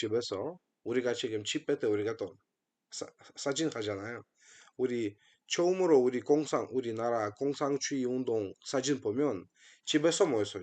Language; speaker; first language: Korean; non-native, fluent; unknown